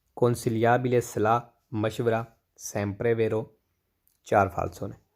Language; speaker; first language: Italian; non-native, learner; Punjabi